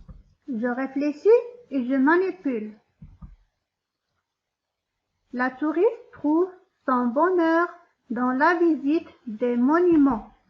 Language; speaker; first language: French; non-native, local second language; Arabic